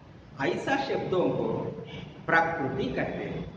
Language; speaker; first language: Hindi; non-native, local second language; Telugu